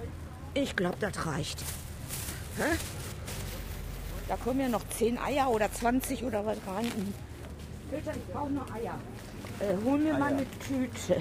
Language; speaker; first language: German; native; German